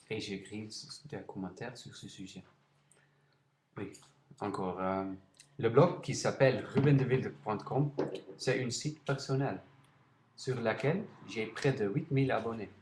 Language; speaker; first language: French; non-native, learner; Dutch